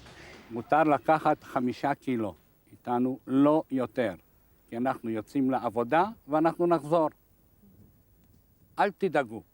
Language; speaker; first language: Hebrew; non-native, fluent; Hungarian